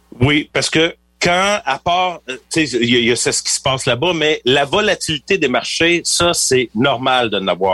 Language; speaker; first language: French; native; French